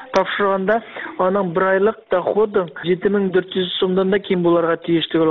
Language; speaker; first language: Tatar; early bilingual, heritage; Tatar